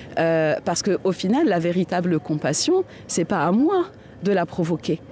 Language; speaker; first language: French; non-native, local second language; Arabic